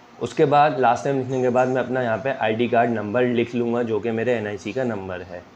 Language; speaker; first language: Urdu; native; Urdu